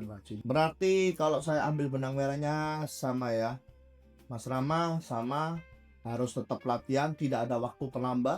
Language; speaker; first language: Indonesian; native; Indonesian